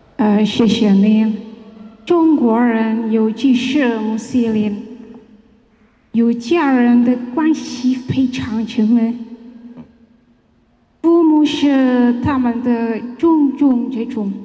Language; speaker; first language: Chinese; non-native, fluent; Indonesian